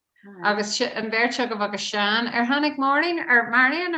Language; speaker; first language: Irish; non-native, learner; English